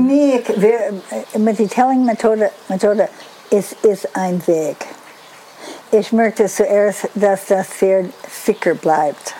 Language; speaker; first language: German; non-native, fluent; English